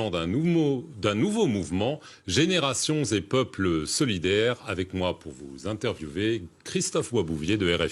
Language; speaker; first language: French; native; French